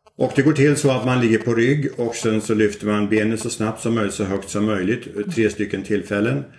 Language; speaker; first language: Swedish; native; Swedish